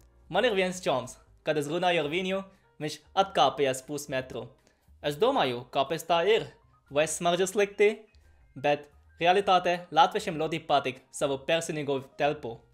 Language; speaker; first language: Latvian; non-native, fluent; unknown